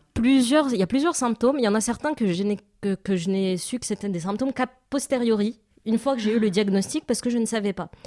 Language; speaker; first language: French; non-native, local second language; Arabic